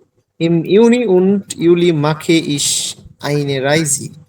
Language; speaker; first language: German; non-native, learner; Bangla